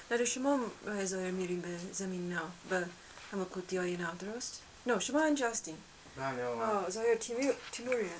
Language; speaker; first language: Persian; non-native, fluent; English